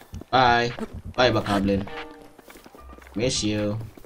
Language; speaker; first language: English; non-native, learner; Indonesian